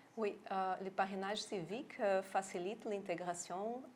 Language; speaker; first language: French; non-native, local second language; English